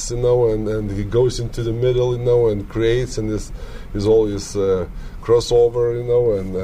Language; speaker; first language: English; non-native, learner; Lithuanian